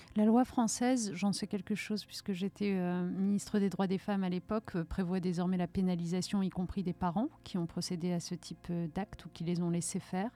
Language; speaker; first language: French; early bilingual, other home language; Riffian